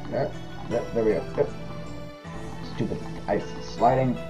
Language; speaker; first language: English; native; English